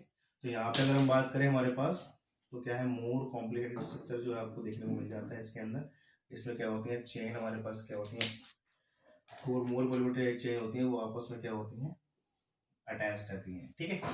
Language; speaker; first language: Hindi; native; Hindi